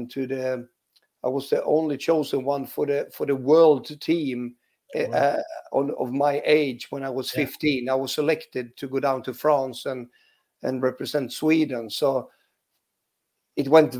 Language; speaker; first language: English; non-native, fluent; Swedish